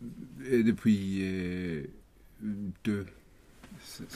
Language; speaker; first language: French; non-native, learner; Swedish